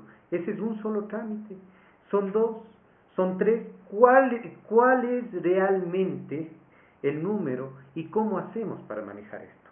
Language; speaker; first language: Spanish; native; Spanish